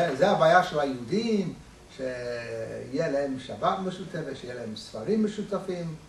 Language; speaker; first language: Hebrew; non-native, fluent; English